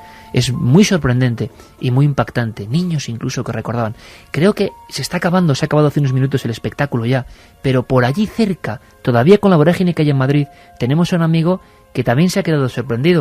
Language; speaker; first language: Spanish; native; Spanish